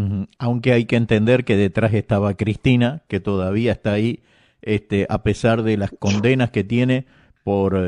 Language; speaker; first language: Spanish; native; Spanish